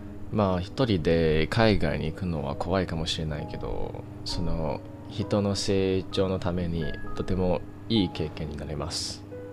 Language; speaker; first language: Japanese; non-native, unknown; Chinese